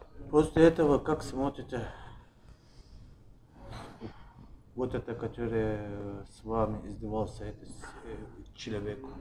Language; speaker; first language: Russian; non-native, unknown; Turkish